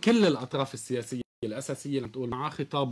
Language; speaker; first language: Arabic; native; Arabic